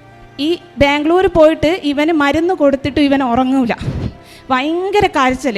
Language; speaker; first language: Malayalam; native; Malayalam